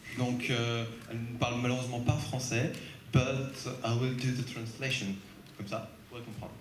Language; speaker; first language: French; native; French